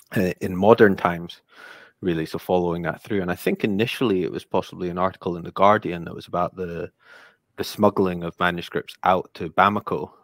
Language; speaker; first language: English; native; English